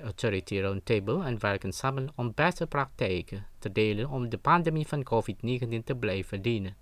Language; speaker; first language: Dutch; non-native, fluent; Indonesian